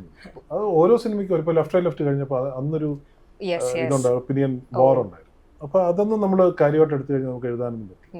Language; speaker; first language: Malayalam; native; Malayalam